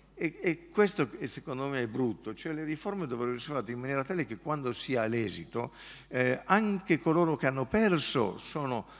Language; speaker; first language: Italian; native; Italian